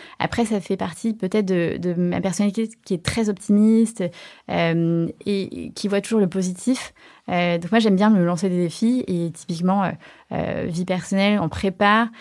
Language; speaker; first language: French; early bilingual, other home language; Chinese